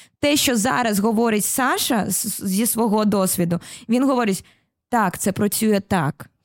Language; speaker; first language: Ukrainian; non-native, local second language; Russian